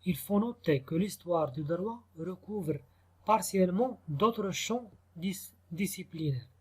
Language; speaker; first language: French; non-native, local second language; Arabic